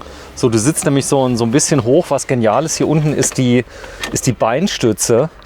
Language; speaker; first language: German; native; German